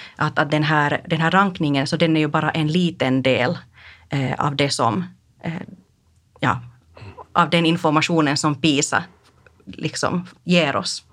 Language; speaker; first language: Swedish; non-native, local second language; Finnish